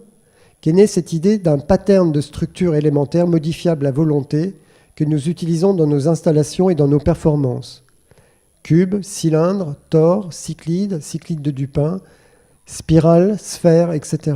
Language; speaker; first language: French; native; French